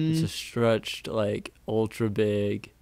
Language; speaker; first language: English; native; English